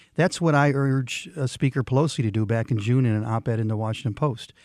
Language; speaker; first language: English; non-native, fluent; Swedish